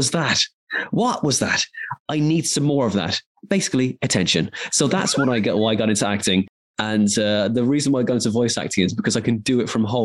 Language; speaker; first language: English; native; English